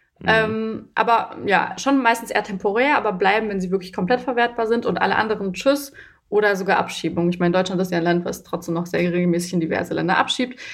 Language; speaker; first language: German; early bilingual, other home language; Persian